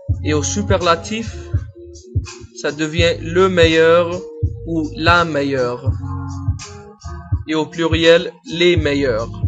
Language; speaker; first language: French; non-native, fluent; English